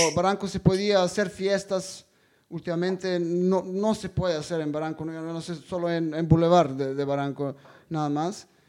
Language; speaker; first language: Spanish; non-native, fluent; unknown